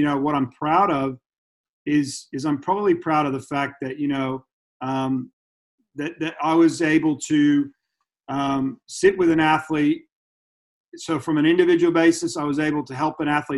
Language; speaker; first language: English; native; English